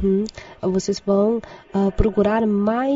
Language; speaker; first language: Portuguese; non-native, fluent; Chinese